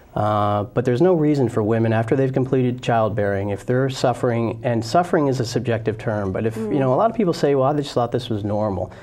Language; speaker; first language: English; native; English